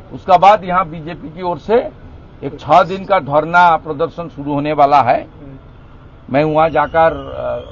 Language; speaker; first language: Hindi; non-native, local second language; Bangla